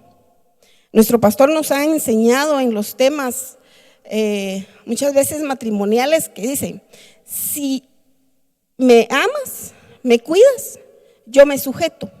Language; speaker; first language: Spanish; native; Spanish